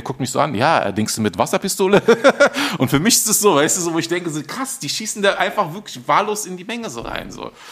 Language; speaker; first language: German; native; German